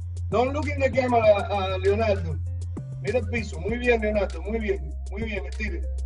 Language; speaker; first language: Spanish; native; Spanish